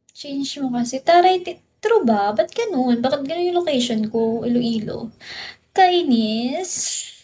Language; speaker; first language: Filipino; non-native, local second language; Cebuano